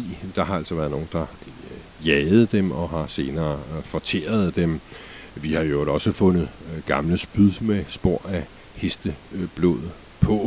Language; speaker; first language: Danish; native; Danish